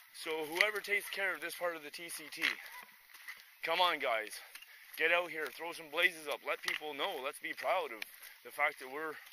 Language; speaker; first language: English; native; English